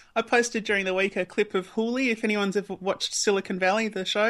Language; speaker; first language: English; native; English